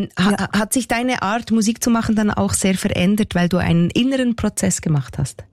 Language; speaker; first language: German; native; German